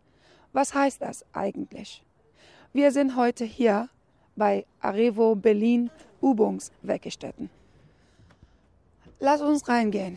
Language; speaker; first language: German; non-native, fluent; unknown